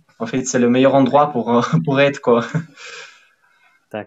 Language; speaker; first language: French; non-native, fluent; Ukrainian